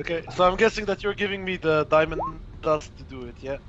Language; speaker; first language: English; native; English